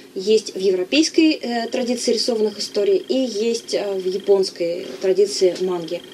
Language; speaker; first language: Russian; native; Russian